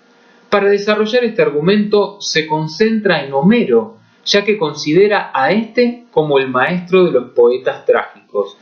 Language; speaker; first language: Spanish; native; Spanish